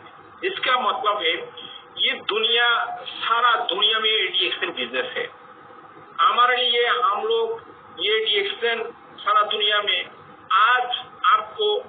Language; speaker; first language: Hindi; non-native, fluent; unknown